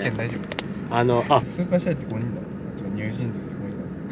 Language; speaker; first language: Japanese; native; Japanese